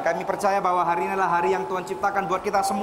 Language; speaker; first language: Indonesian; native; Indonesian